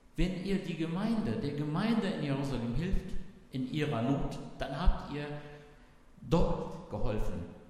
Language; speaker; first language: German; non-native, fluent; Arabic